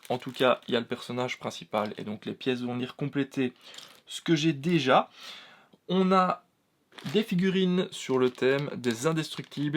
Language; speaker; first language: French; native; French